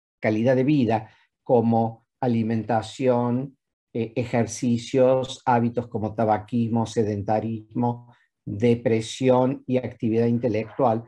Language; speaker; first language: Spanish; native; Spanish